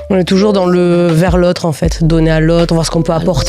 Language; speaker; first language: French; native; French